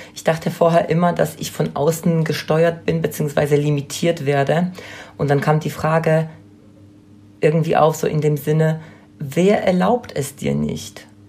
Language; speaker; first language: German; non-native, fluent; Polish